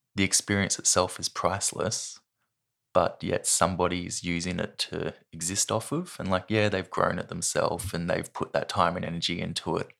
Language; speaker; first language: English; native; English